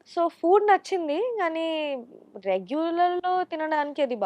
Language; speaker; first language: Telugu; non-native, learner; Bangla